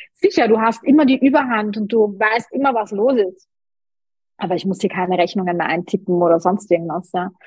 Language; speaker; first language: German; native; German